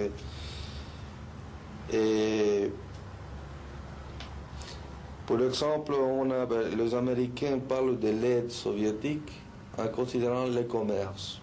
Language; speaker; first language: French; non-native, fluent; Spanish